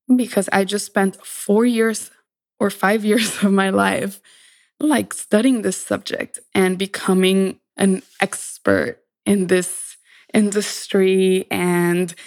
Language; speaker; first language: English; early bilingual, other home language; Spanish